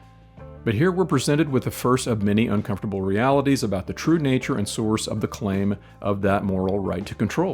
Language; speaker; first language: English; native; English